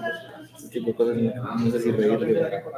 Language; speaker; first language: Spanish; native; Spanish